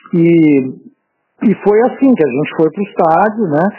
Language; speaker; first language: Portuguese; native; Portuguese